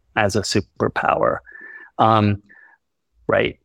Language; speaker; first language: English; early bilingual, other home language; Spanish